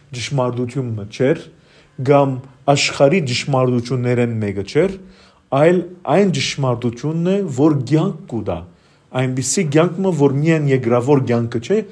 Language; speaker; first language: Armenian; native; Armenian